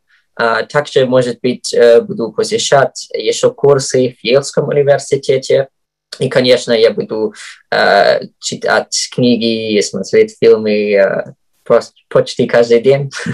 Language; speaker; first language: Russian; non-native, fluent; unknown